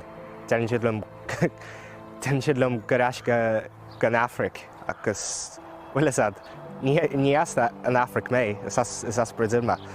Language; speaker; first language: Irish; early bilingual, other home language; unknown